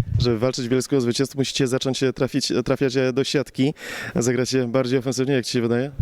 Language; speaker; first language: Polish; native; Polish